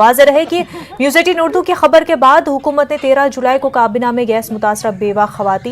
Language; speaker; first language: Hindi; native; Hindi